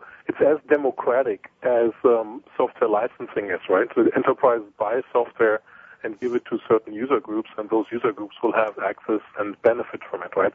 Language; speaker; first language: English; non-native, fluent; Italian